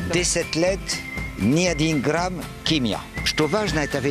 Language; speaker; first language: Russian; non-native, learner; French